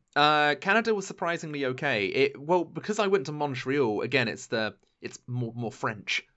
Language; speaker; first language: English; native; English